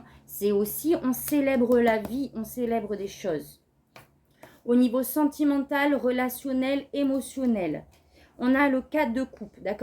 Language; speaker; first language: French; native; French